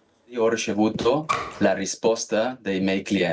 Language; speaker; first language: Italian; non-native, fluent; Spanish